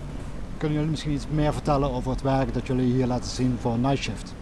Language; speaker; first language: Dutch; native; Dutch